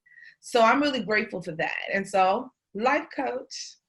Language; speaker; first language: English; native; English